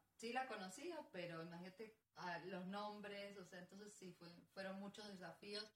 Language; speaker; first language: Spanish; native; Spanish